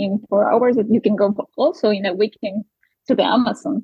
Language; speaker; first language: English; non-native, learner; Spanish